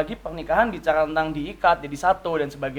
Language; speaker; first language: Indonesian; native; Indonesian